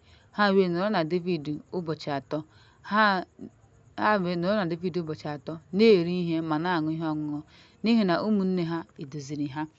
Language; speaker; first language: Igbo; native; Igbo